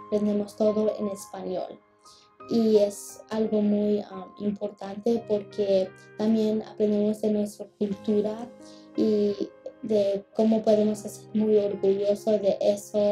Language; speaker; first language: Spanish; early bilingual, heritage; Spanish